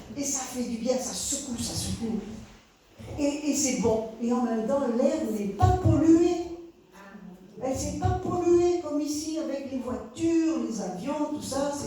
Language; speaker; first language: French; native; French